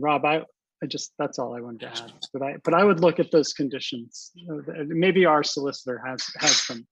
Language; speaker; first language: English; native; English